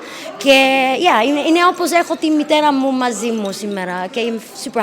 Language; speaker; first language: Greek; early bilingual, heritage; English